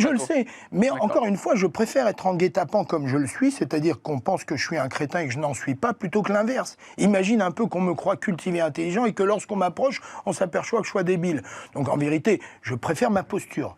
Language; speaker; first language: French; native; French